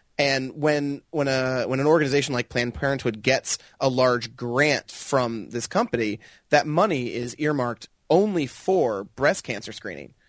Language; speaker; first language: English; native; English